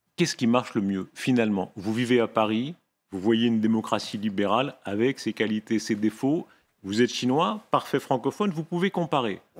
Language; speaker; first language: French; native; French